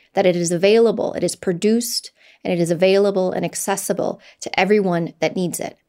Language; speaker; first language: English; native; English